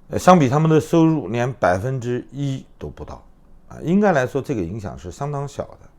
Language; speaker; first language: Chinese; native; Chinese